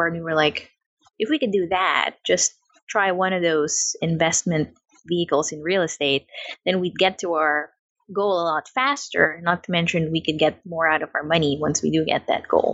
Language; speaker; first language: English; non-native, local second language; Filipino